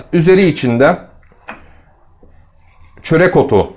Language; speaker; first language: Turkish; native; Turkish